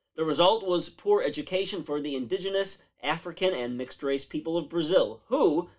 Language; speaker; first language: English; native; English